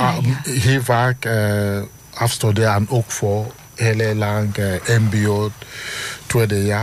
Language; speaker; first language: Dutch; non-native, fluent; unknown